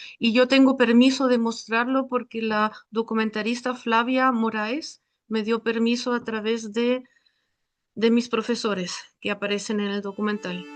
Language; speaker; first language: Spanish; non-native, fluent; German